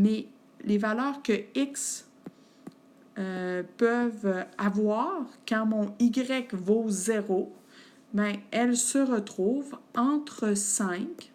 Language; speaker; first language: French; native; French